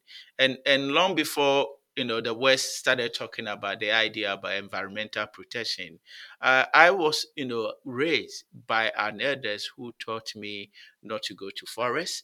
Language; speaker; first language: English; non-native, local second language; Akan